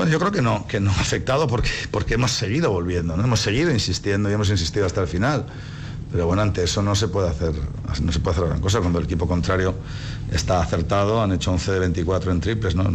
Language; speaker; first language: Spanish; native; Spanish